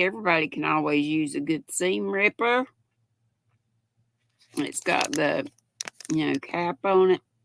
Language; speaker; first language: English; native; English